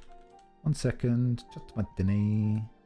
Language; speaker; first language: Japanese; non-native, fluent; English